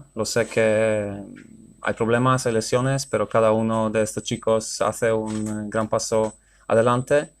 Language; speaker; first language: Spanish; non-native, fluent; Polish